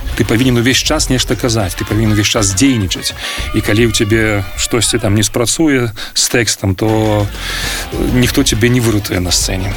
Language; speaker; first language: Belarusian; non-native, local second language; Russian